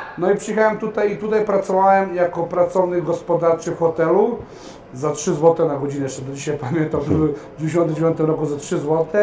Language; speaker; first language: Polish; early bilingual, heritage; Serbian